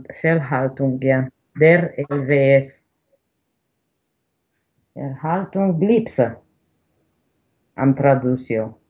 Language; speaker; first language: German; non-native, learner; Romanian